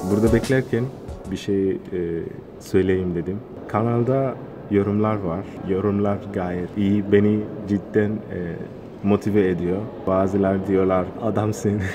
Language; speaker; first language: Turkish; non-native, fluent; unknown